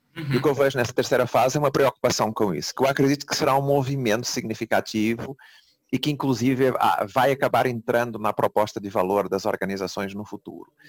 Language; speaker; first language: Portuguese; native; Portuguese